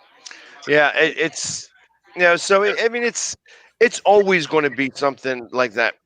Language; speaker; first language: English; native; English